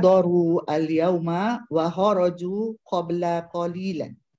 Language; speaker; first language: Arabic; non-native, learner; Malay